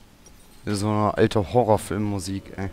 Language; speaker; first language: German; native; German